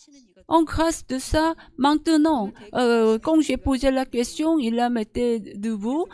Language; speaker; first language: French; non-native, learner; Korean